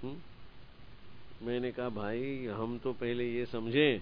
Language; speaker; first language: Hindi; non-native, local second language; Gujarati